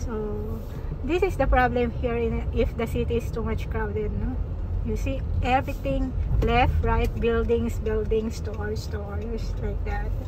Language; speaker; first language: English; non-native, learner; Filipino